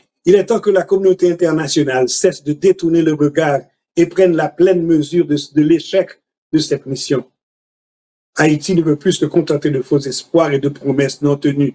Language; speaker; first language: French; non-native, local second language; Haitian Creole